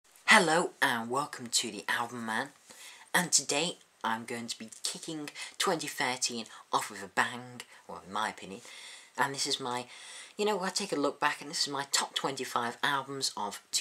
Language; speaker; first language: English; native; English